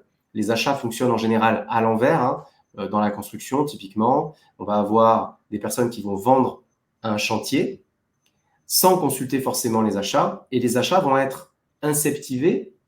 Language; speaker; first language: French; native; French